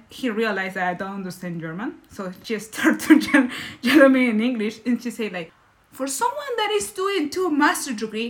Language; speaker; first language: English; non-native, learner; Spanish